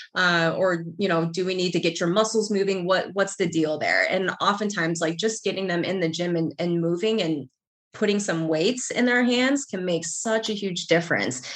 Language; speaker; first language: English; native; English